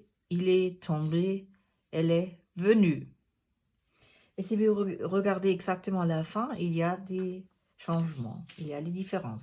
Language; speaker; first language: French; non-native, fluent; German